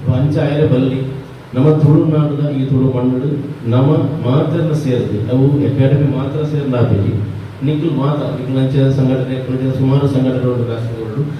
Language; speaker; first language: Kannada; non-native, local second language; Tulu